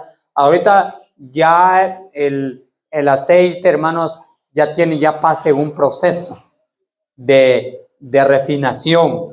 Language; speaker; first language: Spanish; native; Spanish